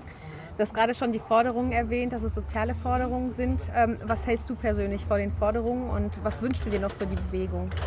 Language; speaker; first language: German; native; German